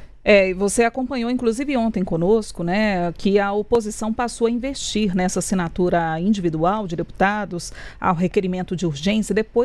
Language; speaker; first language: Portuguese; native; Portuguese